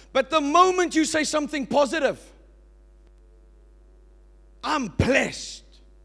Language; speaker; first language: English; native; English